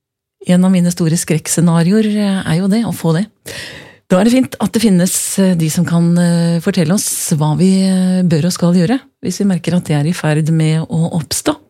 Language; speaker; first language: Norwegian; native; Norwegian